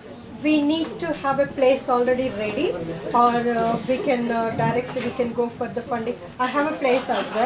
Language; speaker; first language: English; non-native, learner; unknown